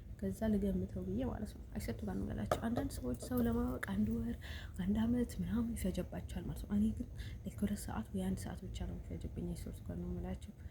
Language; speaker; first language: Amharic; non-native, local second language; Tigrinya